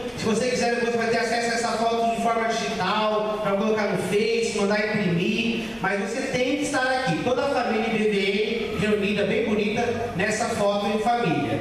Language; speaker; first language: Portuguese; native; Portuguese